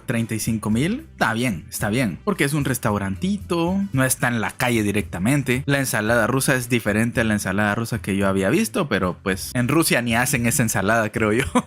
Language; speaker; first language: Spanish; native; Spanish